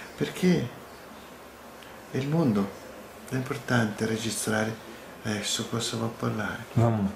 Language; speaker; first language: Italian; non-native, learner; Portuguese